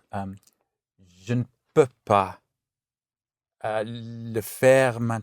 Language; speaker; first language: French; non-native, learner; English